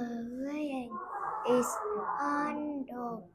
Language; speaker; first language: English; non-native, learner; Vietnamese